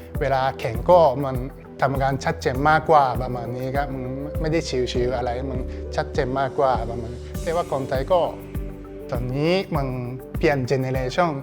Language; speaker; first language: Thai; non-native, learner; Japanese